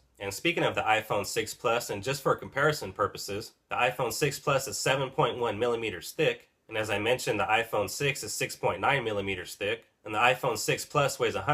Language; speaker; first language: English; native; English